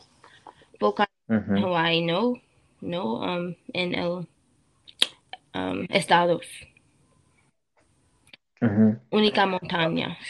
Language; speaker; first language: Spanish; non-native, learner; English